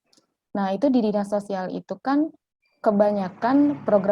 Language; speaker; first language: Indonesian; native; Indonesian